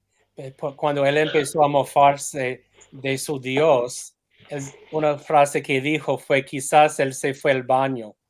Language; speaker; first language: Spanish; non-native, fluent; English